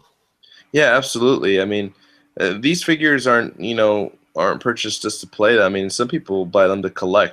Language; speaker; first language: English; native; English